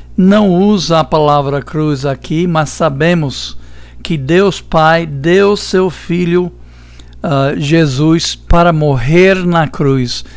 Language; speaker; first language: Portuguese; non-native, fluent; English